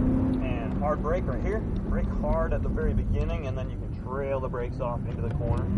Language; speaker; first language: English; native; English